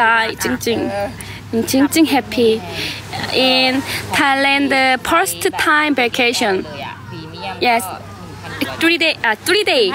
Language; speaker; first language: English; non-native, learner; Thai